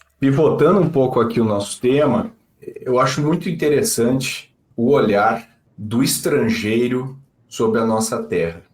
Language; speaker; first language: Portuguese; native; Portuguese